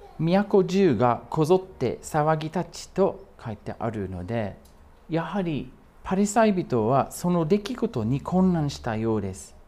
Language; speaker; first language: Japanese; non-native, fluent; English